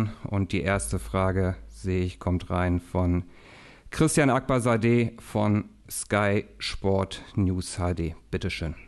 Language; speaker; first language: German; native; German